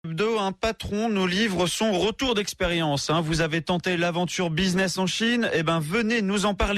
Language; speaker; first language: French; native; French